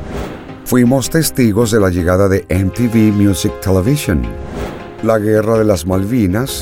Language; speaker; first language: Spanish; native; Spanish